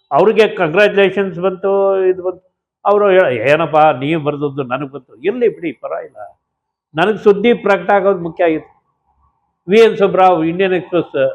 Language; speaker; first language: Kannada; native; Kannada